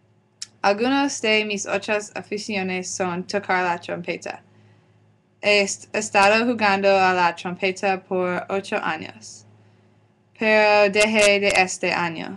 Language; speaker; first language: Spanish; non-native, learner; English